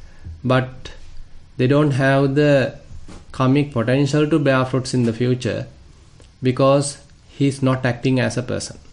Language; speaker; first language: English; non-native, local second language; Sinhala